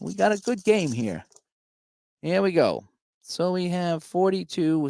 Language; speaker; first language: English; native; English